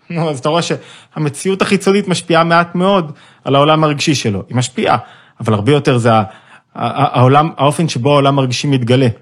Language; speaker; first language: Hebrew; native; Hebrew